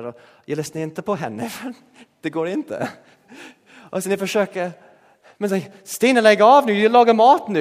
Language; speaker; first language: Swedish; non-native, fluent; English